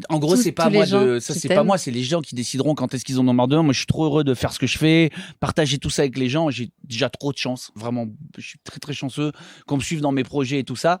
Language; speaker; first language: French; native; French